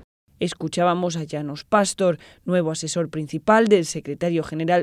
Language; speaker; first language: Spanish; native; Spanish